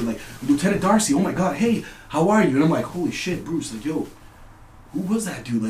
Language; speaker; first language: English; early bilingual, other home language; Spanish